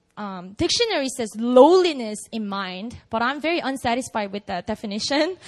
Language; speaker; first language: English; non-native, fluent; Korean